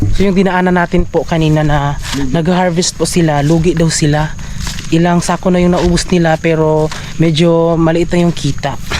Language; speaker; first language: Filipino; non-native, local second language; Cebuano